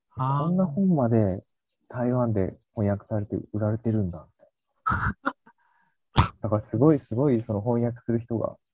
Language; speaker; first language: Japanese; native; Japanese